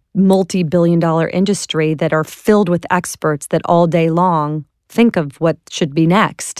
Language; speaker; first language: English; native; English